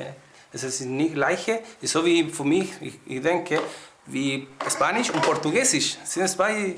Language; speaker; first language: German; non-native, learner; Spanish